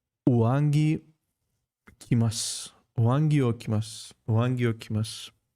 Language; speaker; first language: Japanese; non-native, learner; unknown